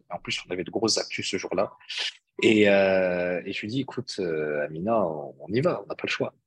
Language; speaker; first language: French; early bilingual, other home language; Arabic